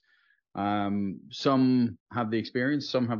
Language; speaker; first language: English; native; English